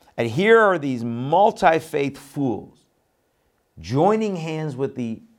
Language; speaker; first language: English; non-native, fluent; Persian